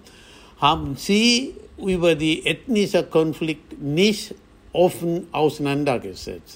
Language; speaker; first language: German; non-native, fluent; Tamil